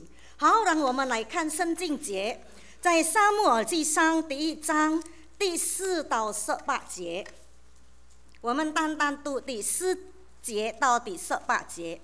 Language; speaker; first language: Chinese; native; Chinese